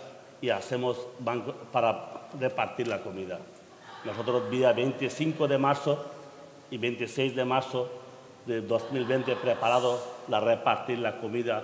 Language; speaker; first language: Spanish; non-native, learner; Bangla